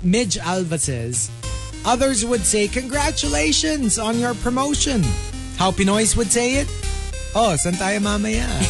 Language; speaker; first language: English; non-native, local second language; Filipino